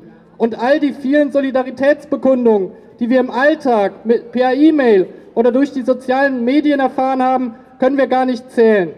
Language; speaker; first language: German; native; German